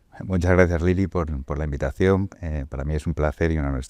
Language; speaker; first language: Spanish; native; Spanish